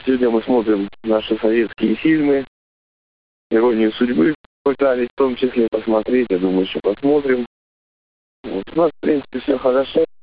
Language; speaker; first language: Russian; native; Russian